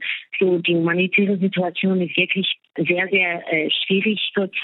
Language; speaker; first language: German; non-native, fluent; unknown